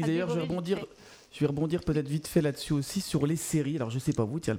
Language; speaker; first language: French; native; French